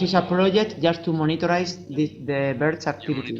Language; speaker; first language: English; non-native, fluent; Spanish